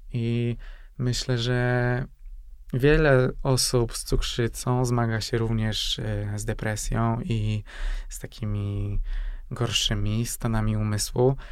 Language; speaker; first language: Polish; non-native, fluent; Hungarian